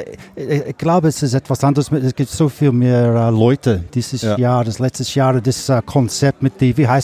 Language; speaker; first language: German; non-native, learner; English